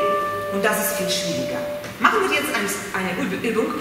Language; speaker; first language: German; non-native, fluent; Russian